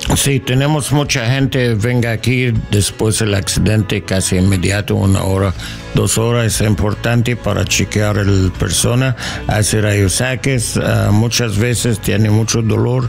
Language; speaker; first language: Spanish; non-native, learner; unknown